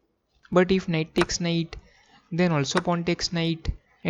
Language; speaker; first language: English; non-native, fluent; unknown